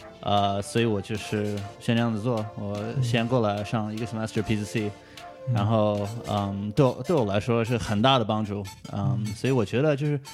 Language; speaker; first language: Chinese; early bilingual, heritage; Chinese